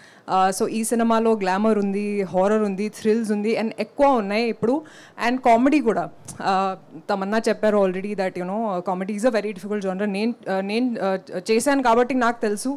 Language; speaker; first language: Telugu; non-native, fluent; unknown